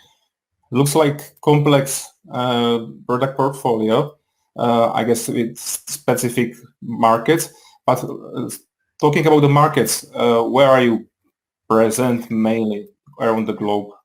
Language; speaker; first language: English; non-native, fluent; Czech